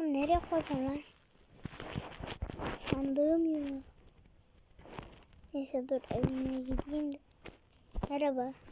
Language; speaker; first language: Turkish; native; Turkish